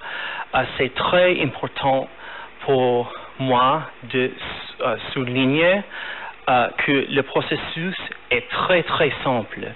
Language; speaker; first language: French; non-native, fluent; English